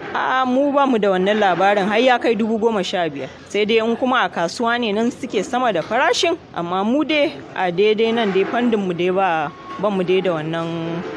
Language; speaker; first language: Hausa; native; Hausa